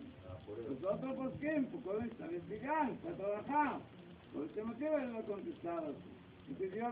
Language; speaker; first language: Spanish; non-native, learner; Hebrew